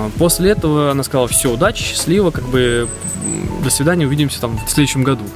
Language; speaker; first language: Russian; native; Russian